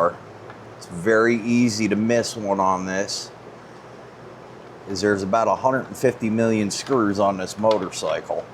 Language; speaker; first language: English; native; English